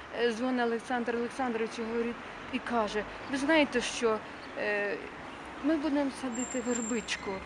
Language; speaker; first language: Ukrainian; native; Ukrainian